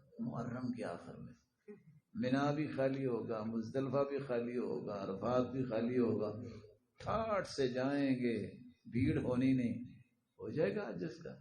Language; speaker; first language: Urdu; non-native, local second language; Northern Hindko